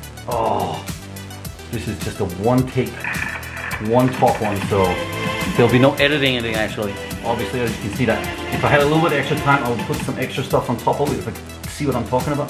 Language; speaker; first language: English; native; English